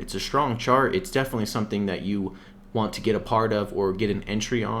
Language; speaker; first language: English; native; English